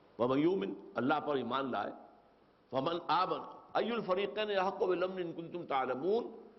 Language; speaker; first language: Urdu; native; Urdu